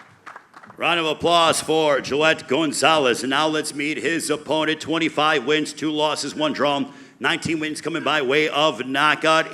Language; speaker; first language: English; native; English